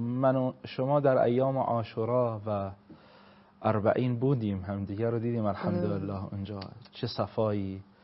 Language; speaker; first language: Persian; non-native, fluent; Arabic